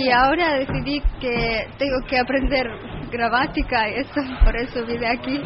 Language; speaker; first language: Spanish; non-native, learner; Russian